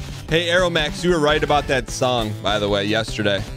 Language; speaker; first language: English; native; English